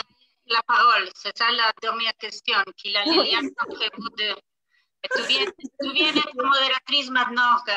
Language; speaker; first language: French; non-native, fluent; Spanish